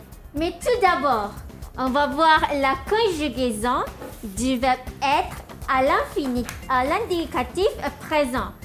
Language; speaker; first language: French; non-native, fluent; Malay